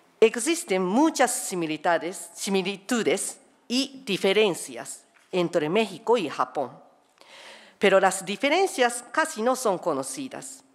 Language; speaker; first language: Spanish; non-native, fluent; Japanese